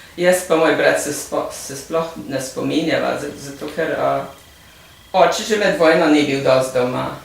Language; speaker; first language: Slovenian; native; Slovenian